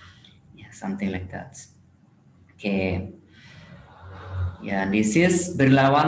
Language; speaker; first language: English; non-native, fluent; Indonesian